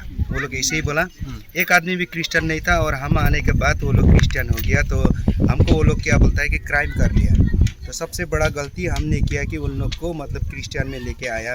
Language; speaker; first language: Hindi; non-native, local second language; Nepali